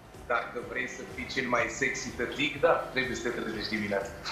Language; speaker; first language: Romanian; non-native, fluent; French